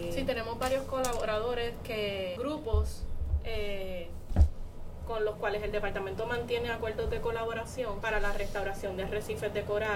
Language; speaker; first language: Spanish; native; Spanish